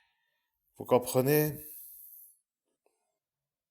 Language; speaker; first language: French; native; French